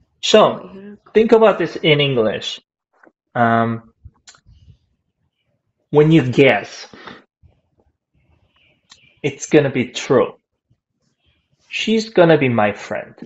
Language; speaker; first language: English; non-native, fluent; Korean